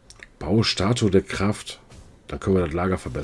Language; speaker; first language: German; native; German